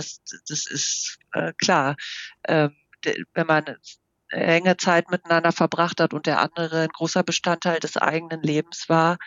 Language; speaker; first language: German; native; German